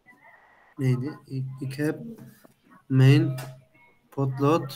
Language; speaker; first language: Dutch; non-native, learner; Turkish